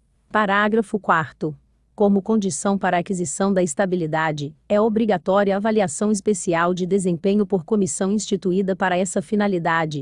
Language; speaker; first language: Portuguese; native; Portuguese